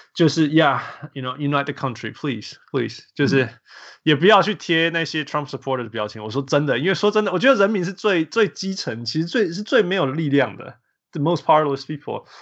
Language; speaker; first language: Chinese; early bilingual, heritage; Chinese